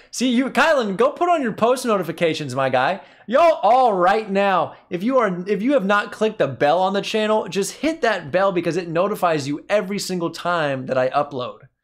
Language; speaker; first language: English; native; English